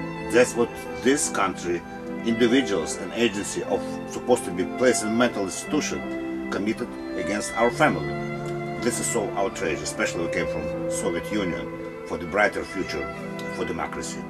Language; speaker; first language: English; non-native, learner; Russian